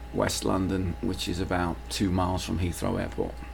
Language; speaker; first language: English; native; English